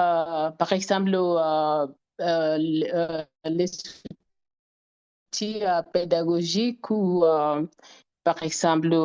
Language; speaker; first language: French; non-native, fluent; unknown